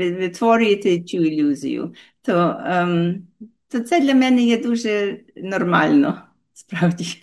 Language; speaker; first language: Ukrainian; early bilingual, heritage; Ukrainian